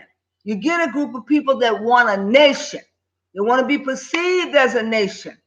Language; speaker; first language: English; native; English